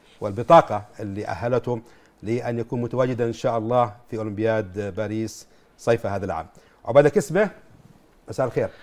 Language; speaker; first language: Arabic; native; Arabic